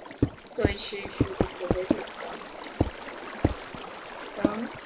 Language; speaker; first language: Bulgarian; native; Bulgarian